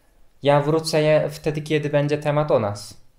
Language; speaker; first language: Polish; non-native, fluent; Turkish